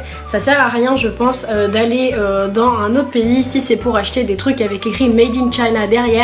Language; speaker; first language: French; native; French